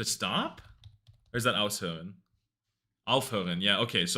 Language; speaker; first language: German; non-native, learner; English